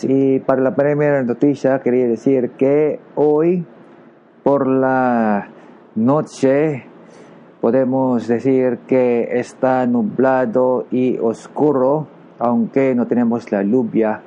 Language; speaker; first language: Spanish; non-native, learner; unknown